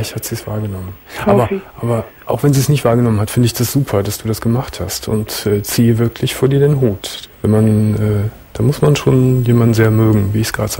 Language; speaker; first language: German; native; German